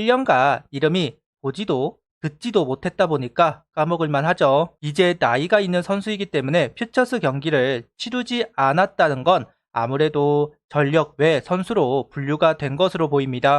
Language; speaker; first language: Korean; native; Korean